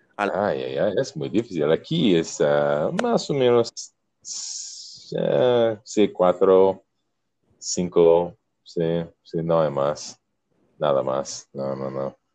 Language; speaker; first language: Spanish; non-native, learner; English